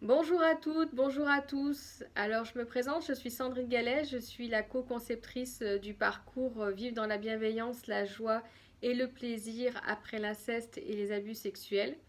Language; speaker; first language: French; native; French